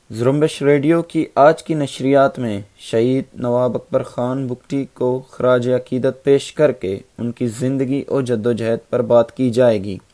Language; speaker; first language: Urdu; non-native, local second language; Baluchi